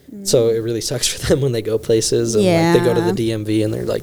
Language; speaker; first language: English; native; English